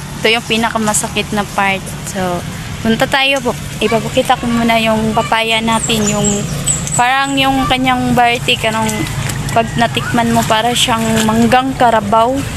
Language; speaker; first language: Filipino; non-native, local second language; Hiligaynon